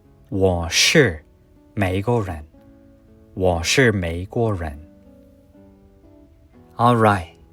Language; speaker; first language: Chinese; non-native, fluent; English